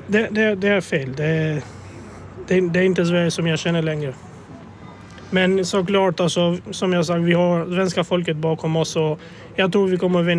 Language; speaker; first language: Swedish; non-native, fluent; Albanian